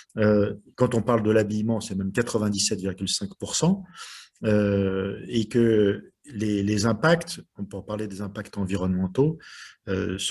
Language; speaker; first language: French; native; French